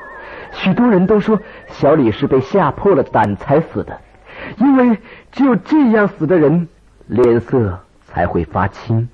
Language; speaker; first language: Chinese; native; Chinese